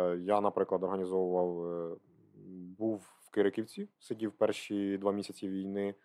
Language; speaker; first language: Ukrainian; native; Ukrainian